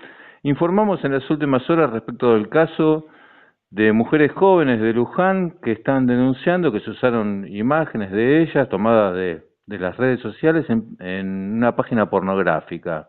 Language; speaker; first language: Spanish; native; Spanish